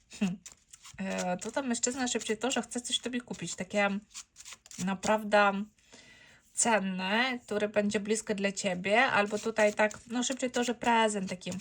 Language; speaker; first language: Polish; non-native, fluent; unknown